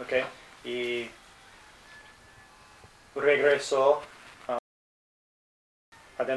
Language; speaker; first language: Spanish; non-native, learner; English